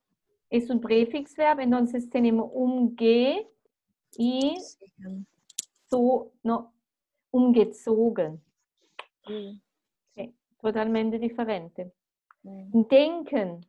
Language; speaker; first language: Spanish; non-native, fluent; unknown